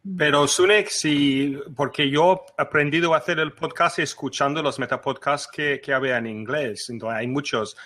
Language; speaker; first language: Spanish; non-native, fluent; English